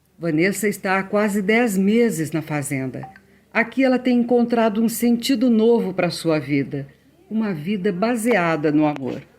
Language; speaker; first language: Portuguese; native; Portuguese